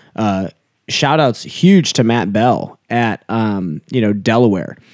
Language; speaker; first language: English; native; English